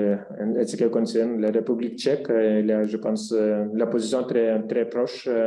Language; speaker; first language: French; non-native, fluent; Lithuanian